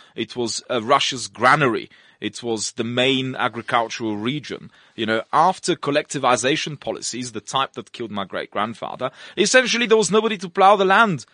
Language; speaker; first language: English; non-native, fluent; Russian